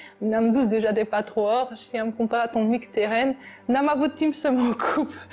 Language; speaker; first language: Romanian; non-native, fluent; French